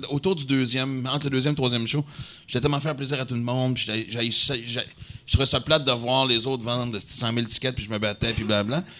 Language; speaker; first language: French; native; French